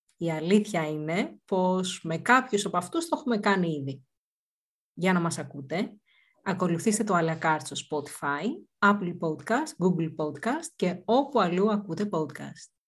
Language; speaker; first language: Greek; native; Greek